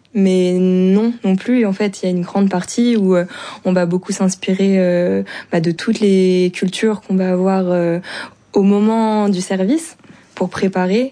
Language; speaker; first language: French; native; French